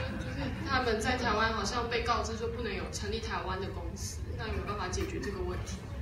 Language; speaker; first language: Chinese; native; Chinese